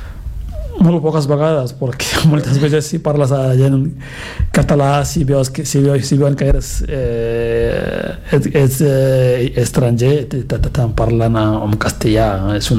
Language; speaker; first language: Catalan; non-native, fluent; Fula